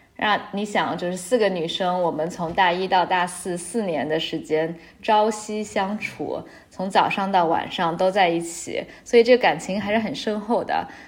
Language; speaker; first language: Chinese; native; Chinese